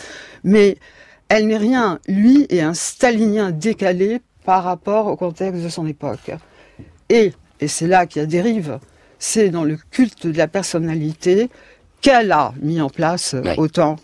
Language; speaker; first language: French; native; French